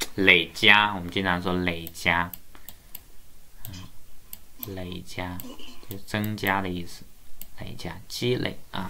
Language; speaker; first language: Chinese; native; Chinese